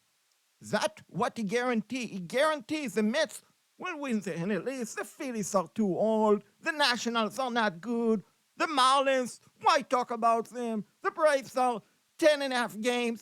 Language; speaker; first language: English; non-native, fluent; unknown